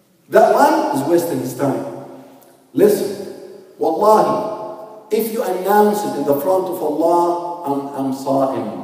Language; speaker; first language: English; non-native, fluent; Arabic